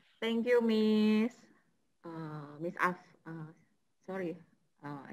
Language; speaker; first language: English; non-native, learner; Indonesian